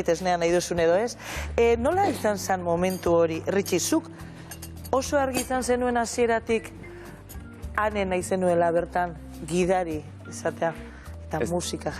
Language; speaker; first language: Basque; native; Basque